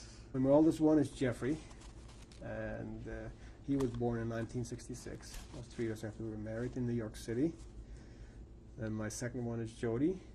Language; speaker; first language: English; early bilingual, other home language; Yiddish